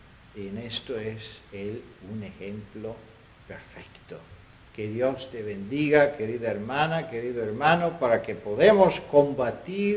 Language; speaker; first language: Spanish; non-native, fluent; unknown